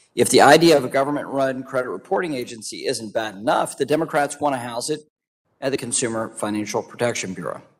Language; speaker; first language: English; native; English